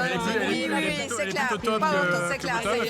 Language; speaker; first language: French; native; French